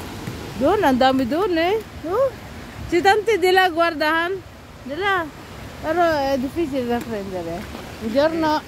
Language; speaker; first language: Italian; non-native, learner; Filipino